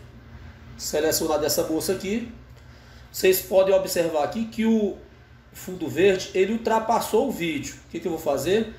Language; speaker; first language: Portuguese; native; Portuguese